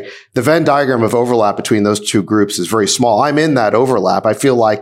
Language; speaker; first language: English; native; English